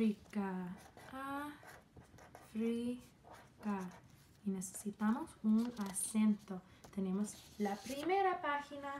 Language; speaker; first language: Spanish; non-native, fluent; English